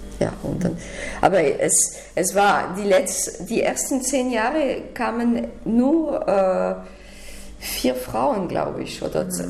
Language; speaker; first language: German; non-native, fluent; French